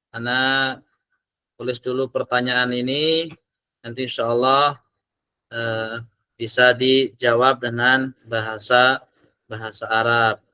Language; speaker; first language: Indonesian; native; Indonesian